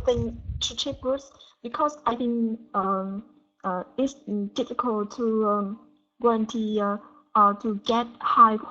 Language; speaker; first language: English; non-native, learner; Vietnamese